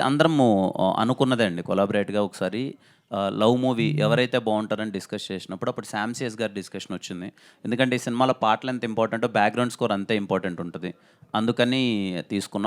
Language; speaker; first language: Telugu; native; Telugu